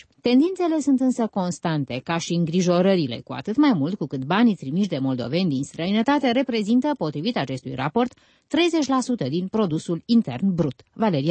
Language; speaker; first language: Romanian; native; Romanian